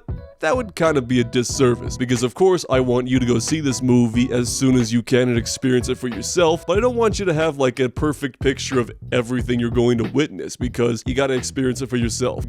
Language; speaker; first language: English; native; English